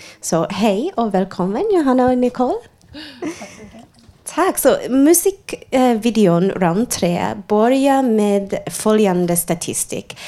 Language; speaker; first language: Swedish; non-native, fluent; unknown